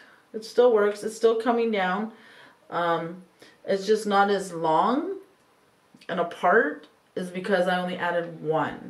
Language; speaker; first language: English; native; English